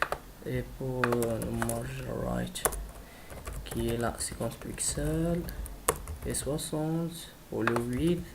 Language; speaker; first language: French; non-native, learner; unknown